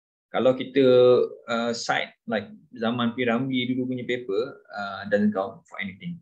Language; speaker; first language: English; non-native, local second language; Malay